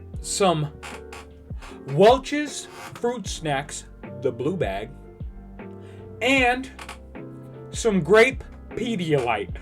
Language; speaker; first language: English; native; English